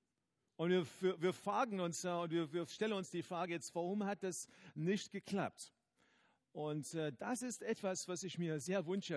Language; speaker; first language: German; non-native, fluent; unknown